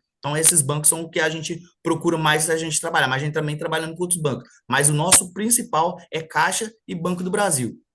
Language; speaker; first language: Portuguese; native; Portuguese